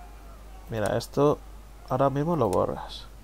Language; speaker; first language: Spanish; native; Spanish